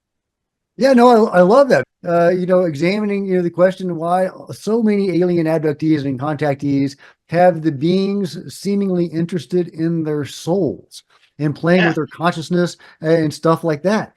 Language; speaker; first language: English; native; English